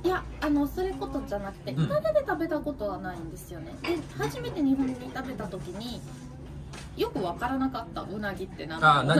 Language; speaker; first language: Japanese; non-native, fluent; Italian